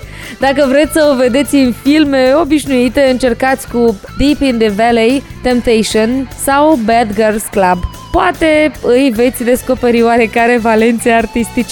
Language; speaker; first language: Romanian; native; Romanian